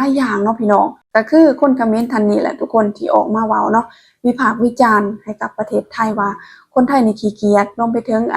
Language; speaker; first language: Thai; non-native, local second language; Lao